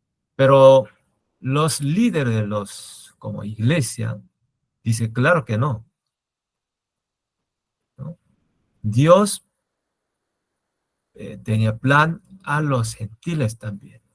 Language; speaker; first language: Spanish; non-native, learner; Korean